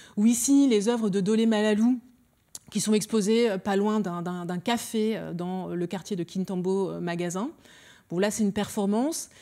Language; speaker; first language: French; early bilingual, other home language; Lingala